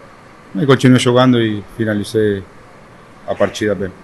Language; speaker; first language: Portuguese; non-native, fluent; Spanish